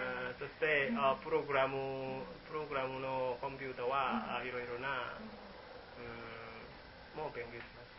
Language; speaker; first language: Japanese; non-native, learner; Indonesian